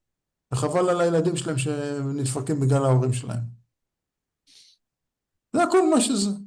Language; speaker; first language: Hebrew; native; Hebrew